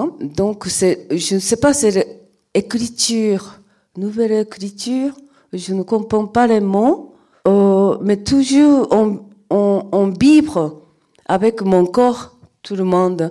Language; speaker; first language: French; non-native, learner; Japanese